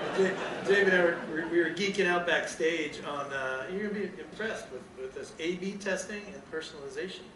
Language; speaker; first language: English; native; English